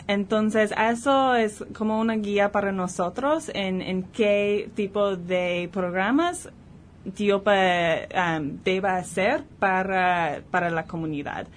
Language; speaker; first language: Spanish; early bilingual, heritage; Spanish